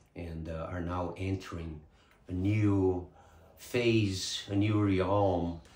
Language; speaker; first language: English; non-native, fluent; Portuguese